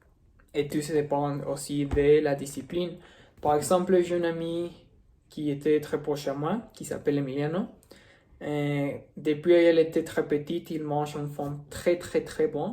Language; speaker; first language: French; non-native, learner; Spanish